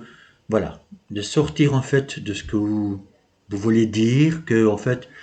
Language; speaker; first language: French; native; French